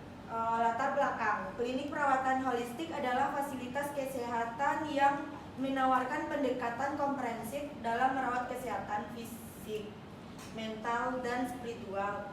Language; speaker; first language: Indonesian; native; Indonesian